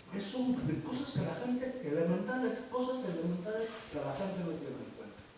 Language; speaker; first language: Spanish; non-native, local second language; Fang